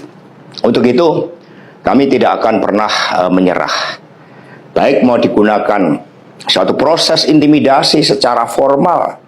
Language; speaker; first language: Indonesian; native; Indonesian